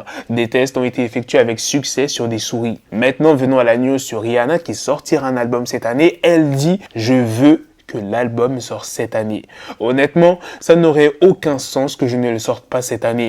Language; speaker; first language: French; native; French